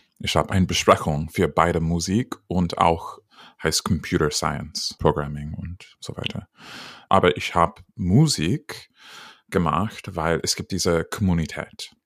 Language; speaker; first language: German; non-native, learner; English